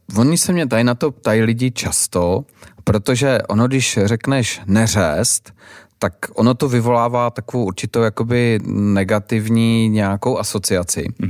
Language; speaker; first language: Czech; native; Czech